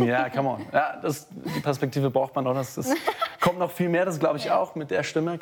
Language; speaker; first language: German; native; German